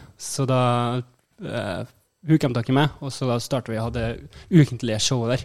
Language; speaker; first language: Norwegian; native; Norwegian